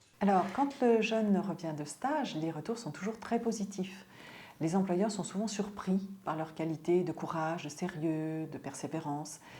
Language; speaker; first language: French; native; French